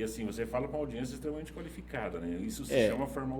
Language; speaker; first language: Portuguese; native; Portuguese